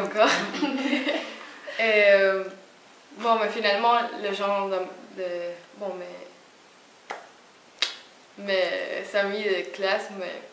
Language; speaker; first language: French; non-native, fluent; Spanish